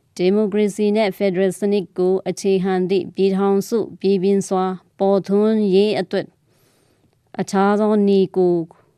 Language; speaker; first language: Burmese; non-native, local second language; Tedim Chin